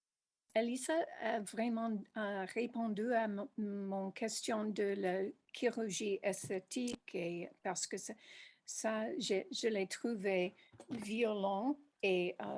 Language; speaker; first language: French; non-native, learner; English